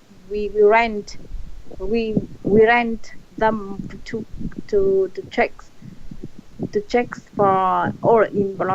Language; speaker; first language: English; non-native, learner; Vietnamese